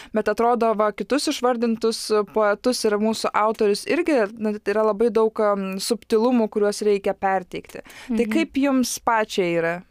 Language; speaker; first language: Lithuanian; native; Lithuanian